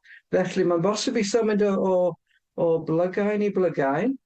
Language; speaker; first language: Welsh; non-native, fluent; English